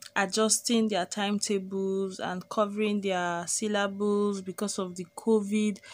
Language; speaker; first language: English; non-native, local second language; Igbo